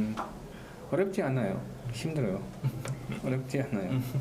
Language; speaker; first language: Korean; non-native, learner; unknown